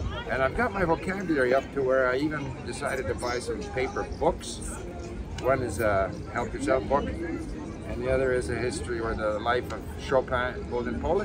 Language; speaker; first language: English; native; English